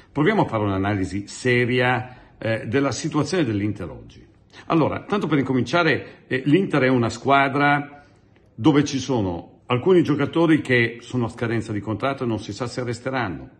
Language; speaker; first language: Italian; native; Italian